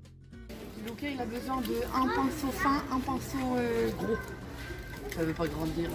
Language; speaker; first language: French; native; French